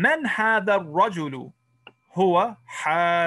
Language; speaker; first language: Arabic; non-native, fluent; English